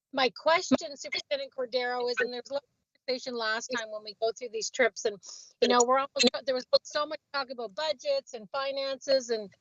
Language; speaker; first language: English; non-native, fluent; Vietnamese